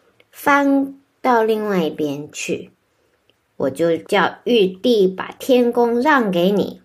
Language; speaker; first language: Chinese; native; Chinese